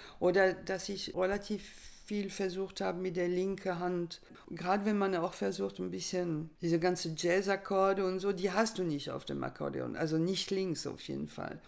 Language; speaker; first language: German; non-native, fluent; French